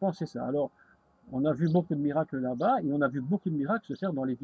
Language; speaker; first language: French; native; French